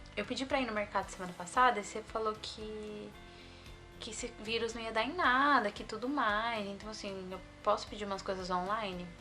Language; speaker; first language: Portuguese; native; Portuguese